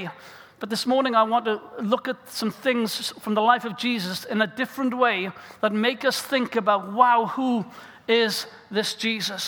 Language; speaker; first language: English; native; English